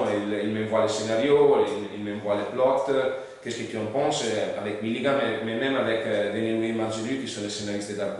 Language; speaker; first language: French; non-native, learner; Italian